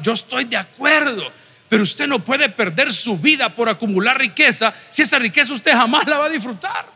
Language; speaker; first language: Spanish; native; Spanish